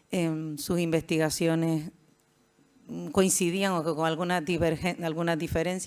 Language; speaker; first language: Spanish; native; Spanish